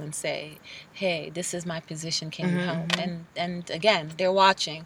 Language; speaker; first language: English; native; English